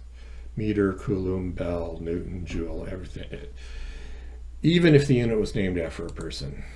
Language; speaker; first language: English; native; English